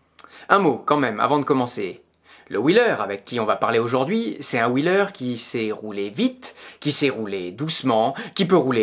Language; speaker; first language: French; native; French